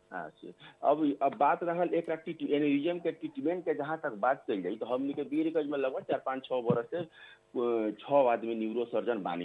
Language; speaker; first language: Bhojpuri; native; Bhojpuri